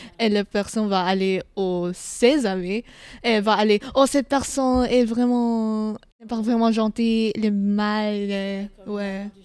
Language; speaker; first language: French; non-native, learner; Filipino